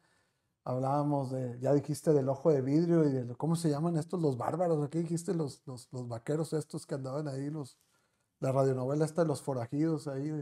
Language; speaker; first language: Spanish; native; Spanish